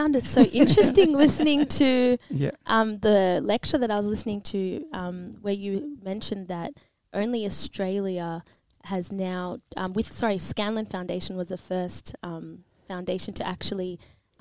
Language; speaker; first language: English; native; English